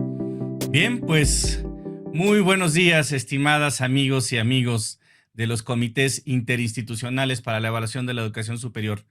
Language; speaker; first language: Spanish; native; Spanish